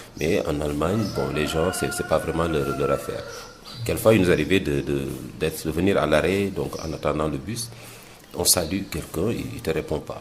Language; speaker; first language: French; non-native, local second language; Wolof